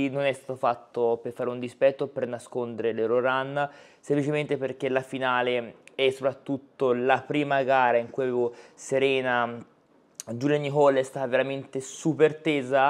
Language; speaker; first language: Italian; native; Italian